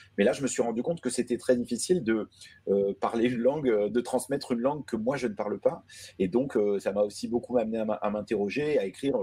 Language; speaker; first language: French; early bilingual, other home language; Arabic